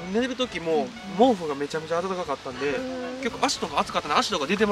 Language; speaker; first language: Japanese; native; Japanese